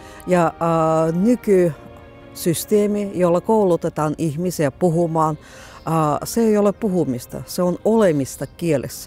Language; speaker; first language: Finnish; non-native, fluent; Russian